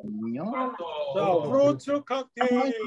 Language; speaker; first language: Korean; native; Korean